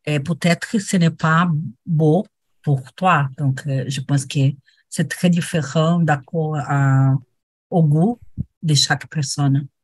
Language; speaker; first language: French; non-native, learner; Portuguese